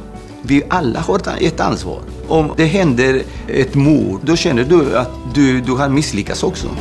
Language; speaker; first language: Swedish; non-native, fluent; Spanish